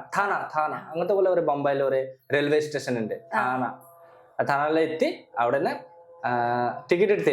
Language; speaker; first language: Malayalam; non-native, local second language; Bangla